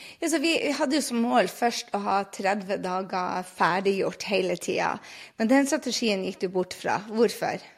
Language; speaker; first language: Norwegian; native; Norwegian